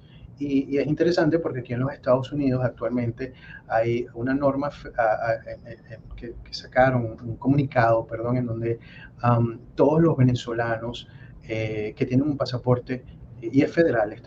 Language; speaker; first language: Spanish; native; Spanish